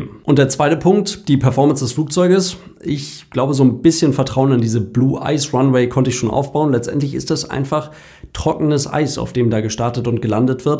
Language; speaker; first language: German; native; German